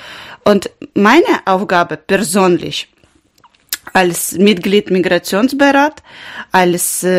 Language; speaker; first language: German; non-native, learner; Ukrainian